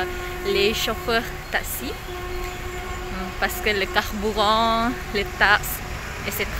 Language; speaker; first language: French; non-native, learner; Malay